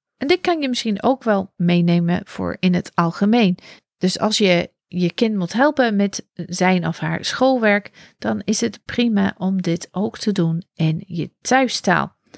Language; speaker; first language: Dutch; non-native, fluent; English